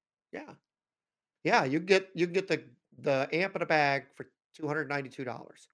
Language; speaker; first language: English; native; English